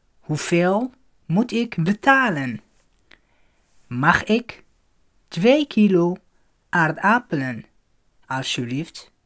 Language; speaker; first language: Dutch; non-native, fluent; Arabic